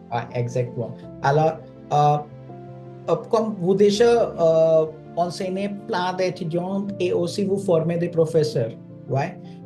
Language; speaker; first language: French; non-native, fluent; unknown